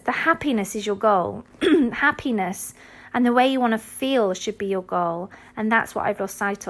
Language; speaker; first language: English; native; English